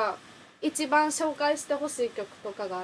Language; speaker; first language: Japanese; native; Japanese